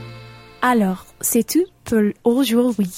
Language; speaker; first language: French; non-native, learner; English